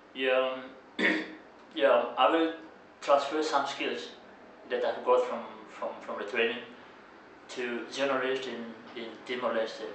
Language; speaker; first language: English; non-native, learner; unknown